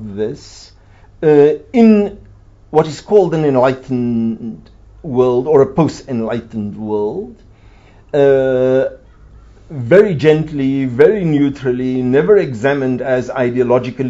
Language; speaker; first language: English; non-native, local second language; Afrikaans